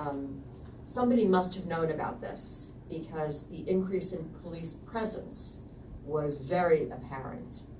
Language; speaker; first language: English; native; English